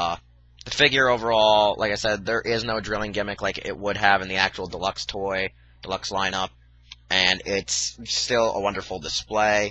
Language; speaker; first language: English; native; English